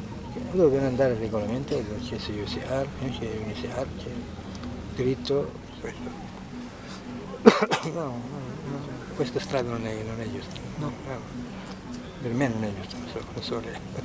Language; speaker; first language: Italian; non-native, fluent; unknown